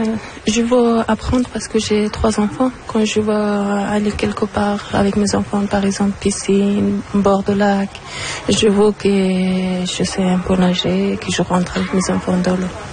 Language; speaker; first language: French; non-native, learner; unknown